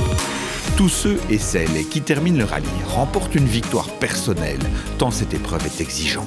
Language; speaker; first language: French; native; French